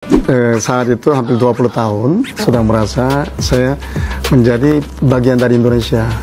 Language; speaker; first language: Indonesian; non-native, fluent; Korean